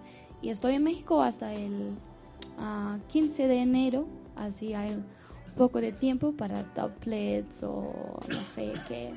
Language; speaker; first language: Spanish; non-native, learner; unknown